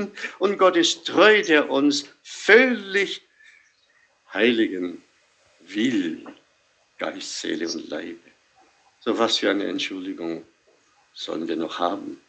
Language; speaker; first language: German; non-native, fluent; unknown